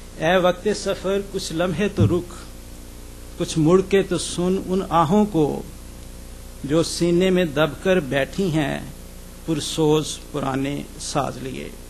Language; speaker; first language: Urdu; native; Urdu